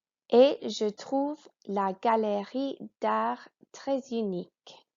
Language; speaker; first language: French; non-native, fluent; English